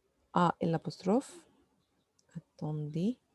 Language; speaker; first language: French; non-native, fluent; Arabic